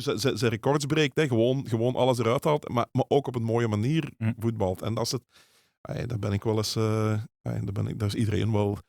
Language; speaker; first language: Dutch; native; Dutch